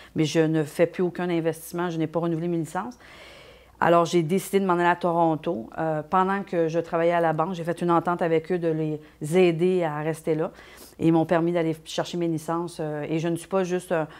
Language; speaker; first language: French; native; French